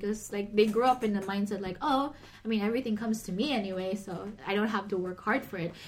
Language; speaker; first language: English; non-native, local second language; Filipino